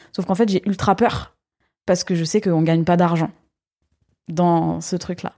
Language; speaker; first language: French; native; French